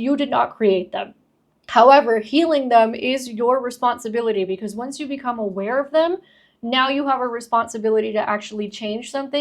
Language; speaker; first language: English; native; English